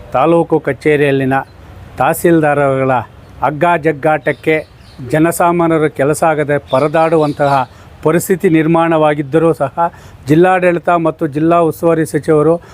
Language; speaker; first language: Kannada; native; Kannada